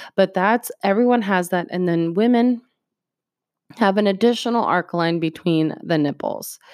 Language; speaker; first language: English; early bilingual, other home language; Spanish